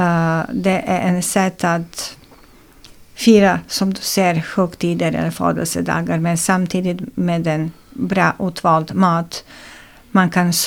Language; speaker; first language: Swedish; non-native, fluent; Serbian